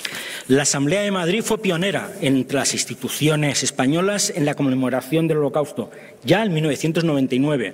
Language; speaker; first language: Spanish; native; Spanish